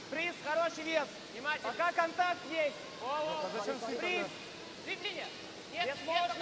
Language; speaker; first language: Russian; native; Russian